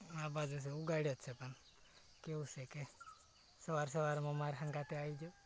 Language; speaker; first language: Gujarati; non-native, local second language; Rathawi